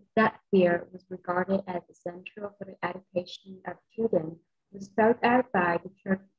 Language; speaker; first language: English; non-native, fluent; Vietnamese